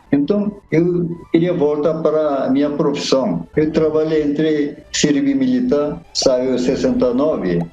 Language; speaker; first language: Portuguese; non-native, learner; Korean